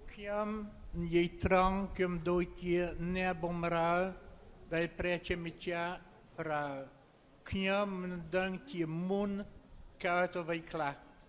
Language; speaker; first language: Khmer; non-native, fluent; French